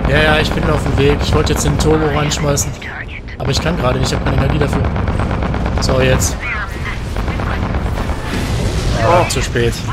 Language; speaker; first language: German; native; German